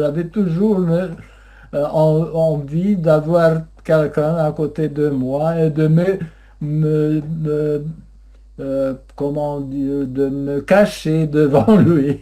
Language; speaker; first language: French; non-native, fluent; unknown